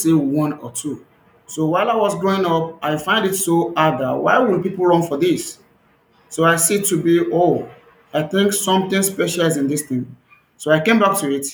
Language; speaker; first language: English; non-native, local second language; Yoruba